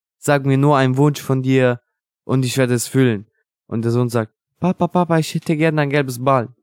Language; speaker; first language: German; non-native, fluent; Italian